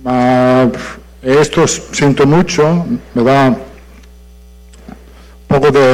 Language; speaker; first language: Portuguese; non-native, fluent; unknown